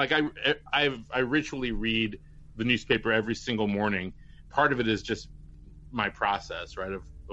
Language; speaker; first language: English; native; English